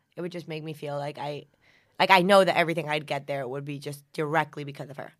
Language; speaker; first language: English; native; English